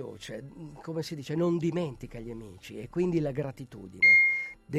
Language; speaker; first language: Italian; native; Italian